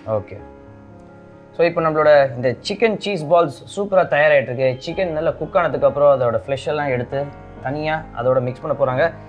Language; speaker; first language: Tamil; native; Tamil